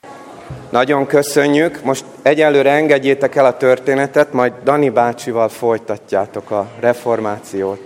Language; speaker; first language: Hungarian; native; Hungarian